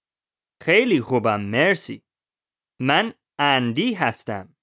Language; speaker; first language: Persian; non-native, learner; English